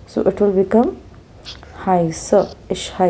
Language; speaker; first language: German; non-native, fluent; Hindi